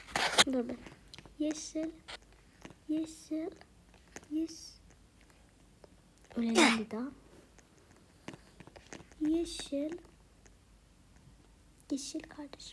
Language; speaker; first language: Turkish; native; Turkish